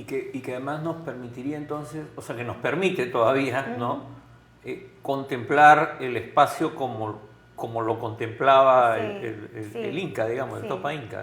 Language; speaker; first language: Spanish; native; Spanish